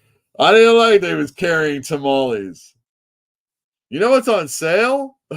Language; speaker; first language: English; native; English